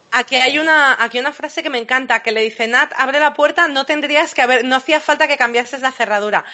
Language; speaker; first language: Spanish; native; Spanish